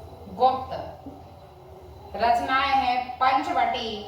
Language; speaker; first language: Hindi; native; Hindi